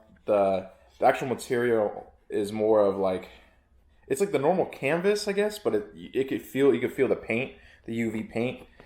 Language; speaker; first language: English; native; English